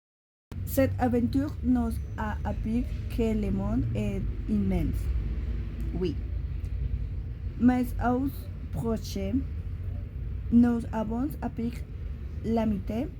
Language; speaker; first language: French; non-native, learner; Spanish